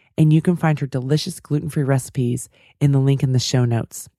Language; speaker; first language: English; native; English